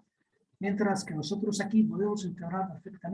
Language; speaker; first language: Spanish; non-native, fluent; Arabic